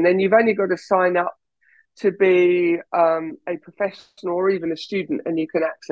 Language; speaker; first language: English; native; English